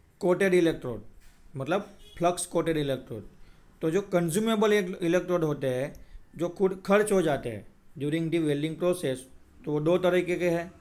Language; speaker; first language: Hindi; non-native, local second language; Gujarati